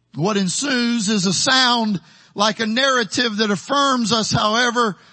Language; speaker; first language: English; native; English